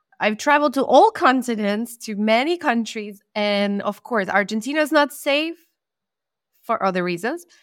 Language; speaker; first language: English; non-native, fluent; Spanish